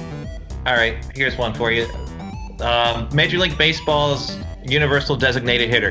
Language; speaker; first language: English; native; English